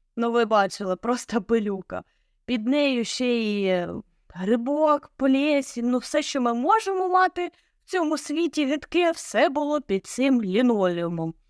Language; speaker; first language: Ukrainian; non-native, local second language; Russian